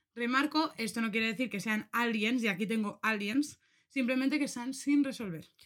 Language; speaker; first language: Spanish; native; Spanish